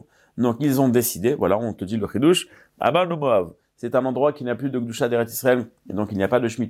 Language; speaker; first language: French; native; French